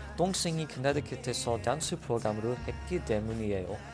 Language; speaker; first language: Korean; non-native, learner; English